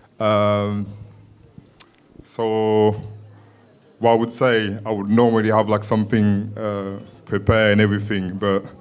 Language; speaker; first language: English; non-native, fluent; French